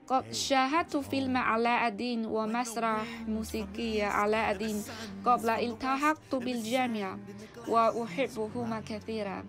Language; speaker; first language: Arabic; non-native, learner; Chinese